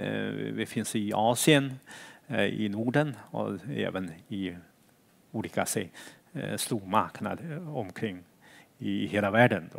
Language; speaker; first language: Swedish; non-native, fluent; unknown